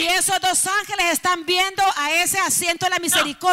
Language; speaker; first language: Spanish; native; Spanish